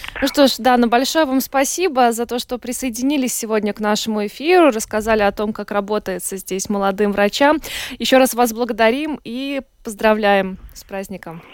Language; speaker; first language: Russian; native; Russian